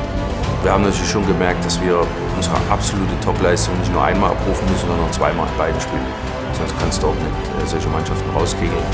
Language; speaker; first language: German; native; German